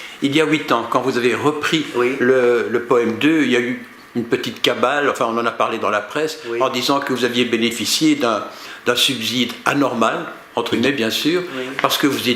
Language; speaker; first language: French; native; French